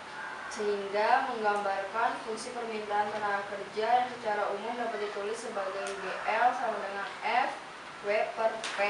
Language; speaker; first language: Indonesian; native; Indonesian